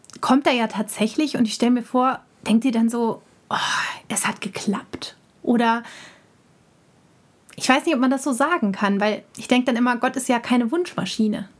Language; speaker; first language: German; native; German